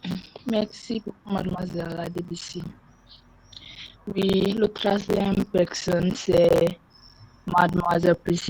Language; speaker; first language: French; non-native, learner; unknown